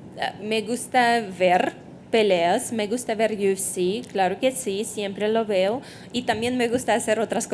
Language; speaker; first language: Spanish; non-native, fluent; Russian